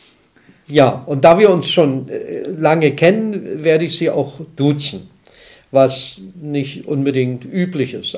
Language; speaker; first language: German; native; German